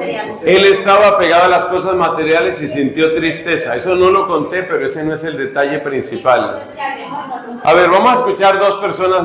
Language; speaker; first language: Spanish; native; Spanish